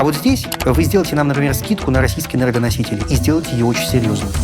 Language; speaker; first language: Russian; native; Russian